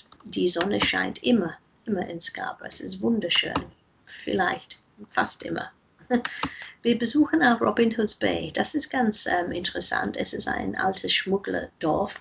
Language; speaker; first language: German; non-native, fluent; English